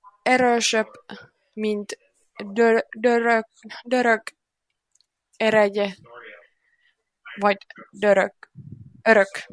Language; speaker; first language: Hungarian; non-native, learner; Finnish